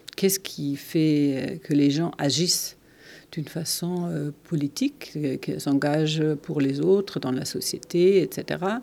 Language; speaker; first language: French; non-native, fluent; German